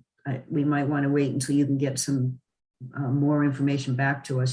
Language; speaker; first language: English; native; English